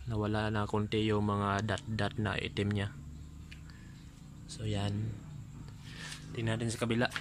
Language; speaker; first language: Filipino; native; Filipino